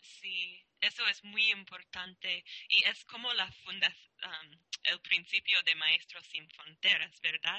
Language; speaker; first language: Spanish; non-native, learner; English